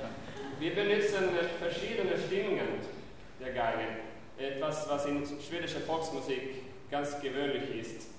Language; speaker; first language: German; non-native, learner; Swedish